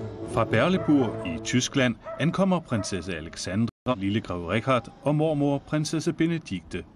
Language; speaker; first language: Danish; native; Danish